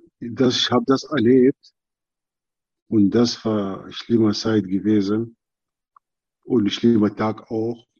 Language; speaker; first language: German; non-native, learner; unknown